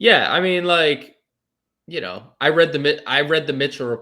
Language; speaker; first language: English; native; English